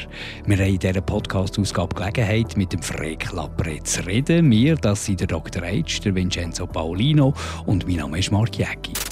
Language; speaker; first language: German; native; German